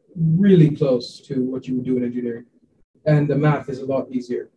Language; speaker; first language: English; non-native, local second language; Hindi